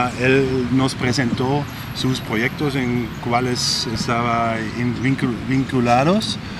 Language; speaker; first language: Spanish; non-native, learner; German